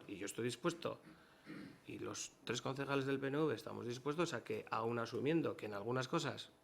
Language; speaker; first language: Spanish; non-native, local second language; Basque